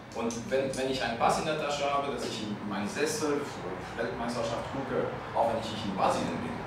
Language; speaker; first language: German; non-native, fluent; French